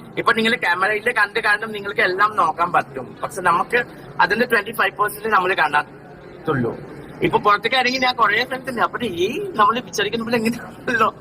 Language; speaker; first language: Malayalam; non-native, local second language; Assamese